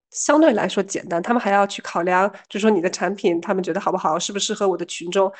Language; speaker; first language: Chinese; early bilingual, heritage; Chinese